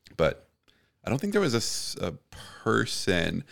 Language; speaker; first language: English; native; English